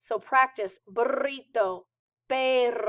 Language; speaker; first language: Spanish; non-native, fluent; English